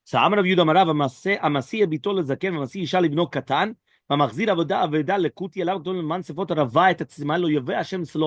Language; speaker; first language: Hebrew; non-native, fluent; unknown